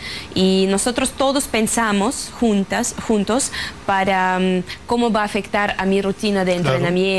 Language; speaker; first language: Spanish; non-native, fluent; Russian